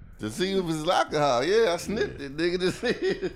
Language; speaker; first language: English; native; English